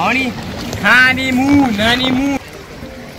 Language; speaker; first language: English; non-native, learner; Thai